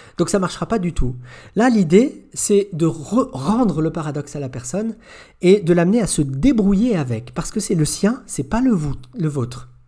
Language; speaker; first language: French; native; French